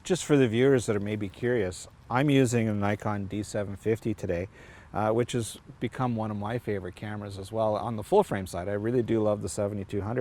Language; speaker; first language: English; native; English